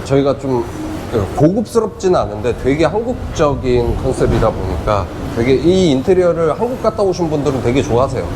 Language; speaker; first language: Korean; native; Korean